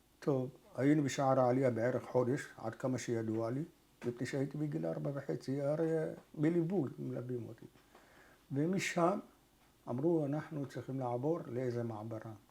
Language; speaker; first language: Hebrew; early bilingual, other home language; Arabic